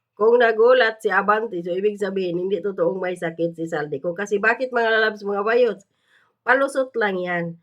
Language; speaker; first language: Filipino; native; Filipino